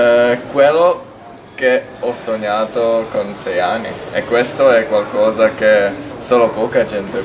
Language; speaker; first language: Italian; non-native, fluent; Czech